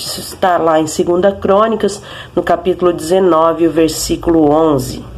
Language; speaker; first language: Portuguese; native; Portuguese